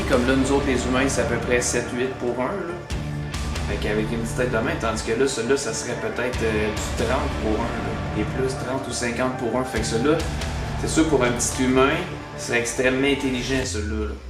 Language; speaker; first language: French; native; French